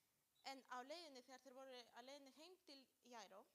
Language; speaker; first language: Icelandic; non-native, learner; Spanish